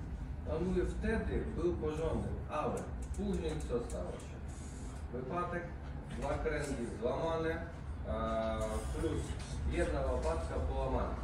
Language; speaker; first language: Polish; non-native, fluent; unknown